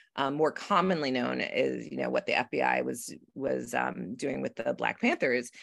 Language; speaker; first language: English; native; English